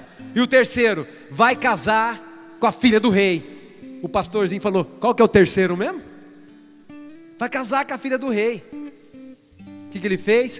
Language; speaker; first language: Portuguese; native; Portuguese